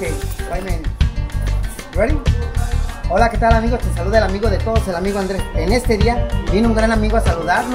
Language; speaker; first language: Spanish; native; Spanish